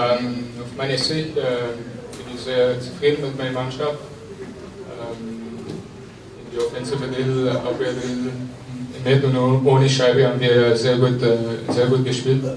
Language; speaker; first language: German; non-native, learner; French